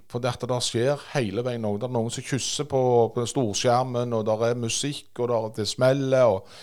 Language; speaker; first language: Norwegian; native; Norwegian